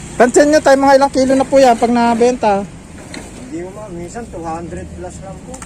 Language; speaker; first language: Filipino; native; Filipino